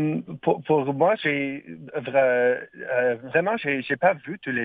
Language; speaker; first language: French; non-native, learner; English